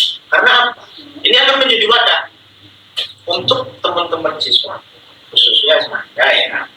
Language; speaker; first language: Indonesian; native; Indonesian